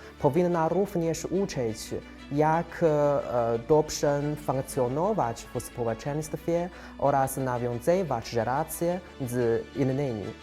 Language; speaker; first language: Polish; non-native, fluent; Chinese